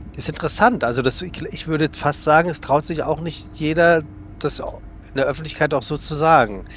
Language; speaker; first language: German; native; German